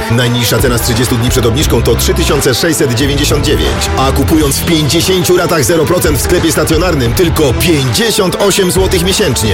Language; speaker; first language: Polish; native; Polish